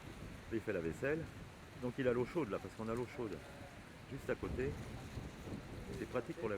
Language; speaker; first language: French; native; French